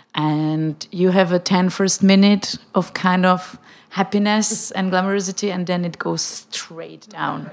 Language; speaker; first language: English; non-native, fluent; Czech